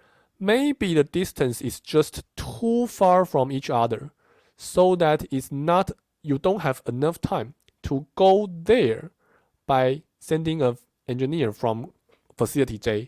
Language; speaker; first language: English; non-native, fluent; Chinese